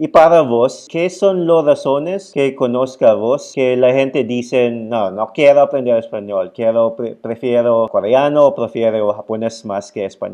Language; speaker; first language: Spanish; non-native, fluent; Filipino